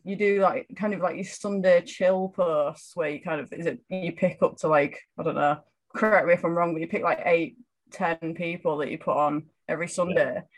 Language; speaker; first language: English; native; English